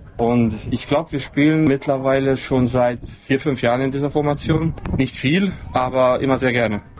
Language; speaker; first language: German; non-native, local second language; Hungarian